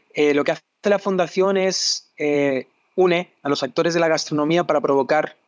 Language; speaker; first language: Spanish; native; Spanish